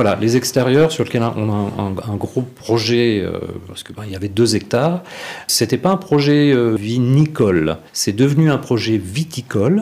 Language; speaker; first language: French; native; French